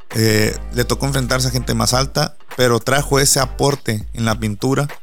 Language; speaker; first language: Spanish; native; Spanish